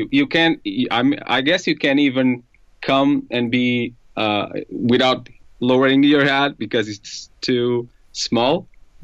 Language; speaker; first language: English; non-native, fluent; Portuguese